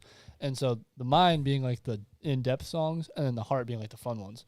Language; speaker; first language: English; native; English